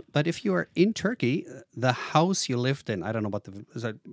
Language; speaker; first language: English; non-native, fluent; German